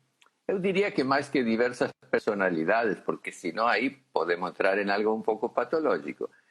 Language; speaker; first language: Portuguese; non-native, fluent; Spanish